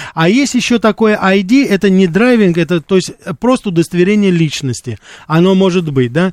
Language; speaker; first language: Russian; native; Russian